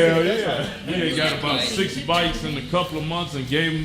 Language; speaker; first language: English; native; English